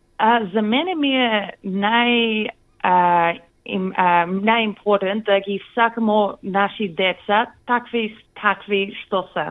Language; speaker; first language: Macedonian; early bilingual, heritage; English